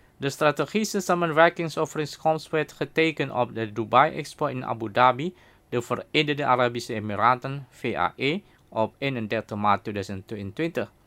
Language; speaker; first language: Dutch; non-native, fluent; Indonesian